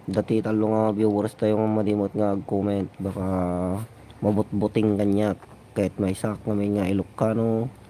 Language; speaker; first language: Filipino; non-native, local second language; Iloko